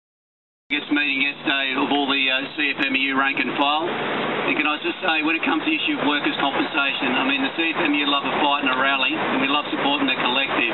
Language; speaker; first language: English; native; English